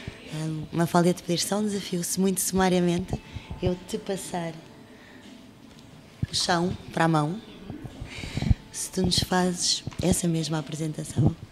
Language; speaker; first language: Portuguese; native; Portuguese